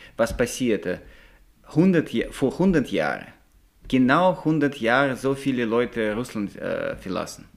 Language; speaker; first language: German; non-native, learner; Russian